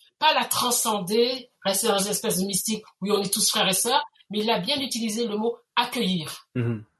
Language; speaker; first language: French; native; French